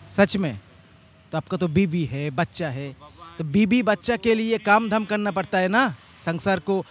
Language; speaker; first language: Hindi; non-native, local second language; Bangla